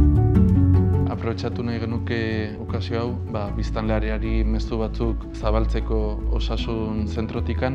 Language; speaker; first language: Basque; native; Basque